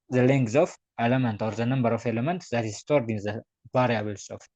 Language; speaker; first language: English; non-native, local second language; Amharic